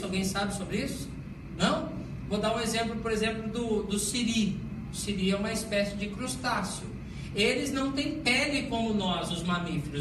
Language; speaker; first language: Portuguese; native; Portuguese